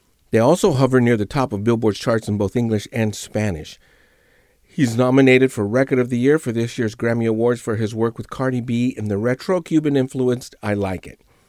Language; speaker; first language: English; native; English